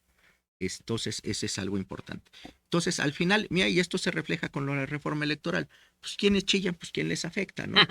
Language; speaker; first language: Spanish; native; Spanish